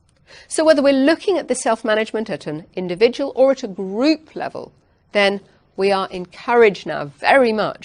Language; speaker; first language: English; native; English